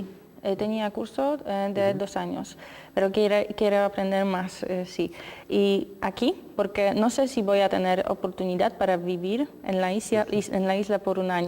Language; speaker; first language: Spanish; non-native, learner; Polish